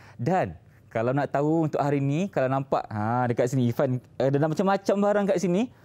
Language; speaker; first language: Malay; native; Malay